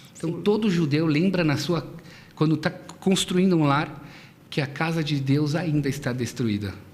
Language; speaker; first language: Portuguese; native; Portuguese